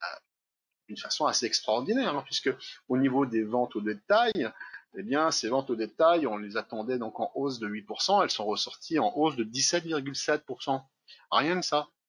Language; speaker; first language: French; native; French